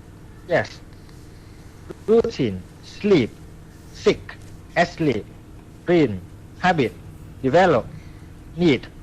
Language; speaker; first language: English; non-native, learner; Vietnamese